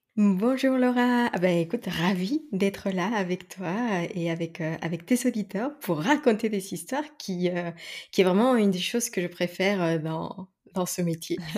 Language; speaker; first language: French; non-native, fluent; Spanish